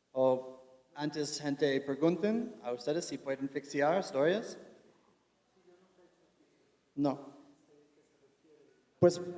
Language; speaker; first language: Spanish; non-native, fluent; English